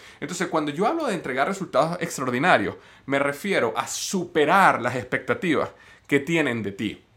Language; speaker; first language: Spanish; native; Spanish